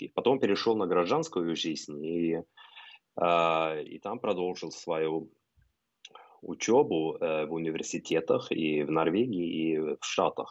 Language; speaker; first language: Russian; non-native, fluent; Norwegian